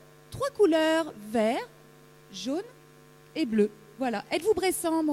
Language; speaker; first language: French; native; French